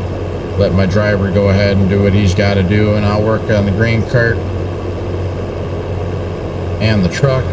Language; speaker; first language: English; native; English